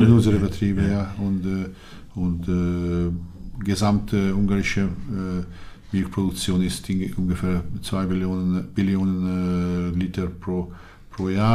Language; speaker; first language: German; non-native, learner; Hungarian